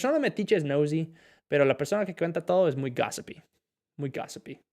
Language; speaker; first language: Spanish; non-native, fluent; English